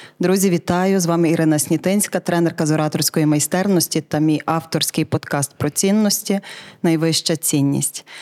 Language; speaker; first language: Ukrainian; native; Ukrainian